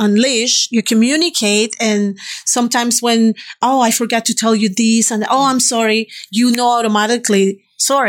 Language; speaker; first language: English; non-native, fluent; Spanish